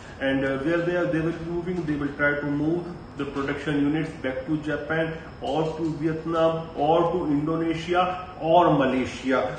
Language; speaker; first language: English; non-native, local second language; Hindi